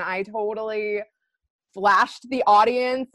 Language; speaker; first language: English; native; English